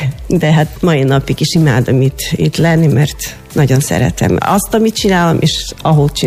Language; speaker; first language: Hungarian; non-native, fluent; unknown